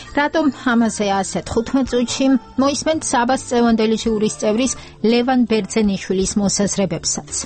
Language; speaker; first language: Georgian; native; Georgian